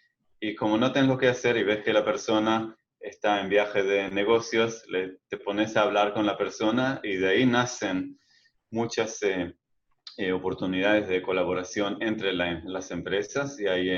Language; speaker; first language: Spanish; non-native, fluent; Hebrew